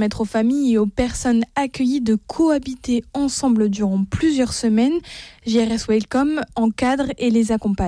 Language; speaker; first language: French; native; French